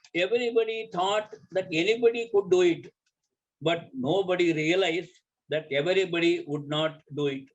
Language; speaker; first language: English; non-native, local second language; Kannada